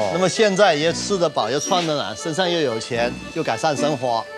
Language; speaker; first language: Chinese; native; Chinese